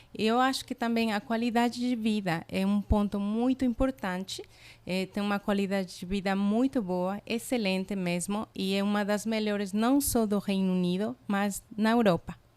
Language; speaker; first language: Portuguese; non-native, fluent; Spanish